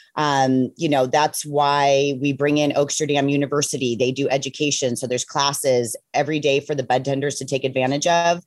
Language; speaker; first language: English; native; English